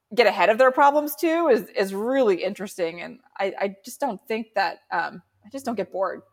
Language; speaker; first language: English; native; English